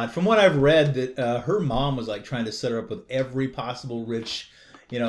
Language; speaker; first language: English; native; English